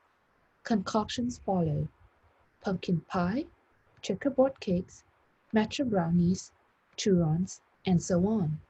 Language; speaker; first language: English; non-native, fluent; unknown